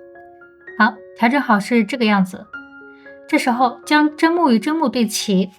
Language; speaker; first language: Chinese; native; Chinese